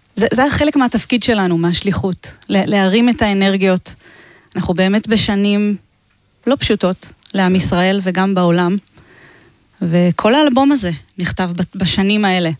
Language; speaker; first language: Hebrew; native; Hebrew